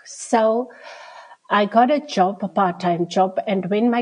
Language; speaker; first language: English; non-native, local second language; Afrikaans